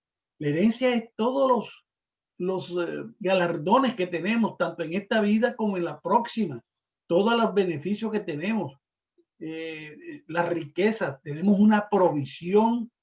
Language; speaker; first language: Spanish; native; Spanish